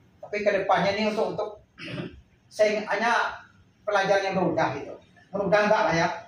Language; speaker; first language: Indonesian; non-native, local second language; Minangkabau